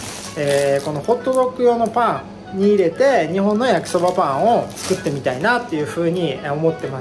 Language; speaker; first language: Japanese; native; Japanese